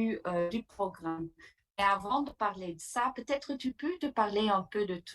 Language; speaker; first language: French; non-native, fluent; Dutch